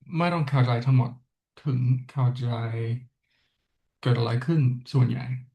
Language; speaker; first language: Thai; non-native, learner; English